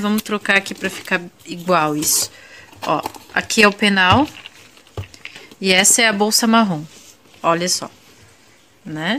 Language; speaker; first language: Portuguese; native; Portuguese